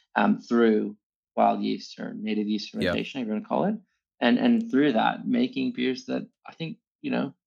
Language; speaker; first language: English; native; English